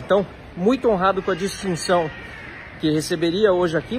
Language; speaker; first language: Portuguese; native; Portuguese